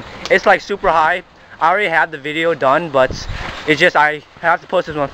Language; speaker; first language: English; native; English